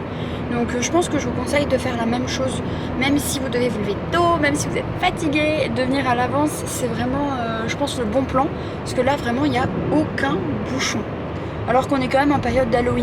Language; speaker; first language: French; native; French